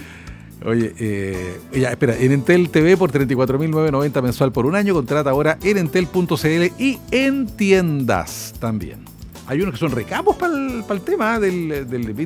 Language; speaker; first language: Spanish; native; Spanish